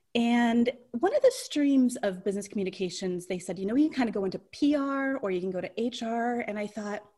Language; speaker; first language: English; native; English